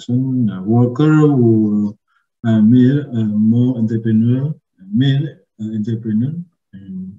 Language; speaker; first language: English; non-native, learner; Indonesian